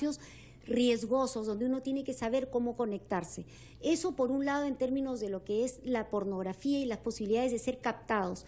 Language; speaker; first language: Spanish; native; Spanish